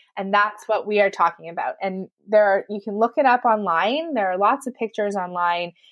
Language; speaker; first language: English; native; English